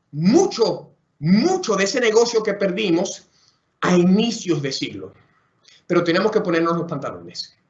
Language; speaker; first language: Spanish; native; Spanish